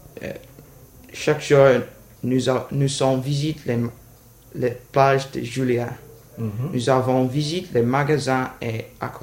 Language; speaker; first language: French; non-native, learner; English